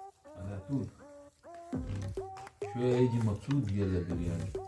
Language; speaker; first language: Arabic; non-native, learner; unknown